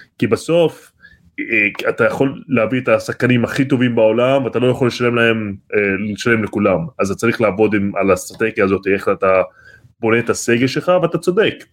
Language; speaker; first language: Hebrew; non-native, local second language; Arabic